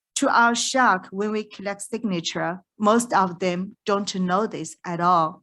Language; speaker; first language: English; non-native, fluent; Chinese